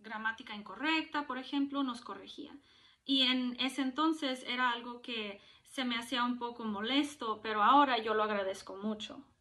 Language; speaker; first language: Spanish; early bilingual, heritage; Spanish